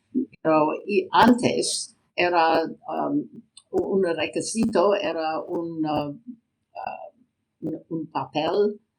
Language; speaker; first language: Spanish; non-native, learner; English